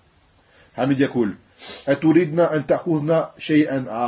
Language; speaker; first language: Arabic; non-native, fluent; French